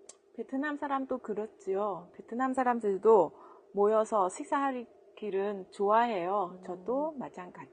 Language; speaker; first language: Korean; non-native, fluent; Vietnamese